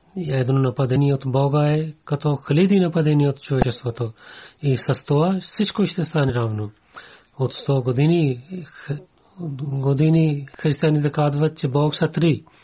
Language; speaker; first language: Bulgarian; non-native, learner; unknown